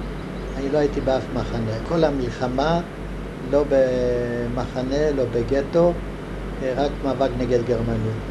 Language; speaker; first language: Hebrew; non-native, fluent; Hungarian